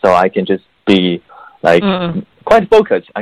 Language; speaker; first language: English; non-native, fluent; Chinese